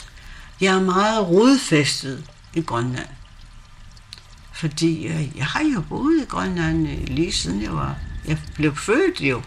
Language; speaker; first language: Danish; non-native, local second language; Kalaallisut